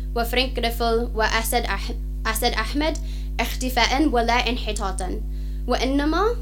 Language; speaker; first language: Arabic; non-native, fluent; English